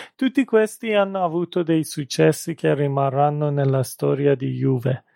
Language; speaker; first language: Italian; non-native, fluent; Persian